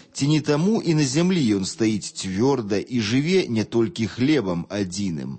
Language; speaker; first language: Belarusian; native; Belarusian